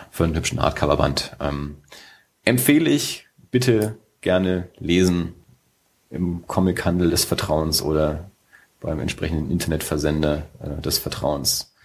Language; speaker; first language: German; native; German